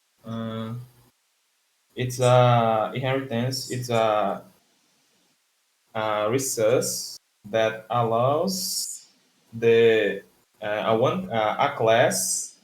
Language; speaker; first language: English; non-native, learner; Portuguese